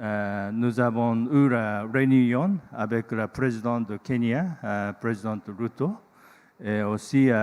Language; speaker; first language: French; non-native, learner; Japanese